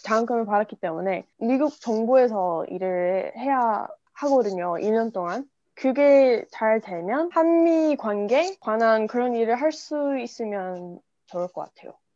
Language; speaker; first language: Korean; non-native, fluent; English